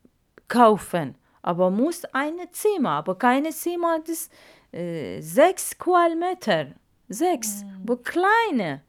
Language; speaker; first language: German; non-native, learner; Arabic